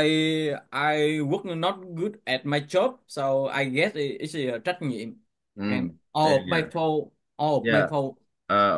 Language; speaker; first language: English; non-native, learner; Vietnamese